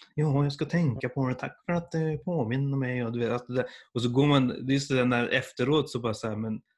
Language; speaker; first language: Swedish; early bilingual, other home language; Persian